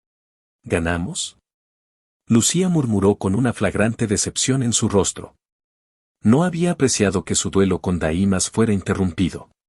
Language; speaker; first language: Spanish; native; Spanish